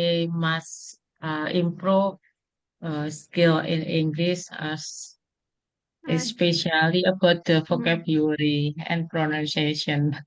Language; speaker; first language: English; non-native, learner; Indonesian